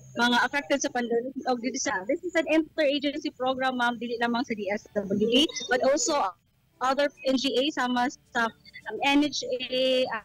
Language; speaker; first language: Cebuano; native; Cebuano